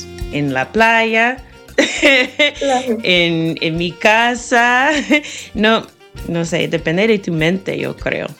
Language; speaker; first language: Spanish; non-native, fluent; English